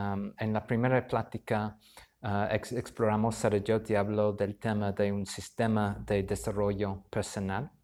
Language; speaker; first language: Spanish; non-native, fluent; English